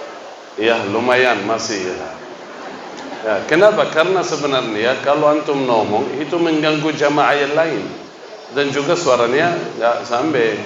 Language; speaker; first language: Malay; non-native, fluent; Arabic